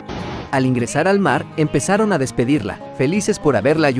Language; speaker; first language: Spanish; native; Spanish